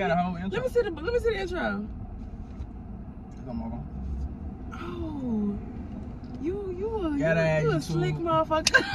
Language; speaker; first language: English; native; English